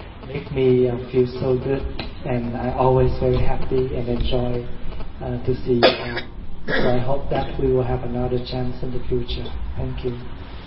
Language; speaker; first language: English; non-native, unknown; Vietnamese